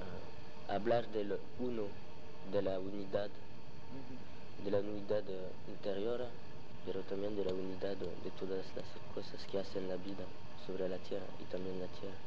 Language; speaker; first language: Spanish; non-native, learner; French